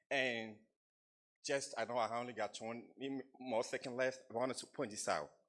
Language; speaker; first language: English; non-native, fluent; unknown